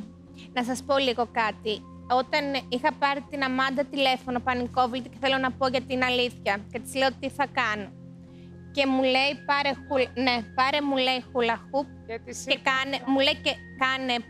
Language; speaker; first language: Greek; native; Greek